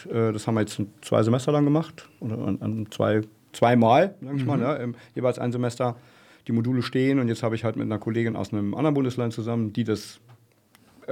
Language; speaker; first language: German; native; German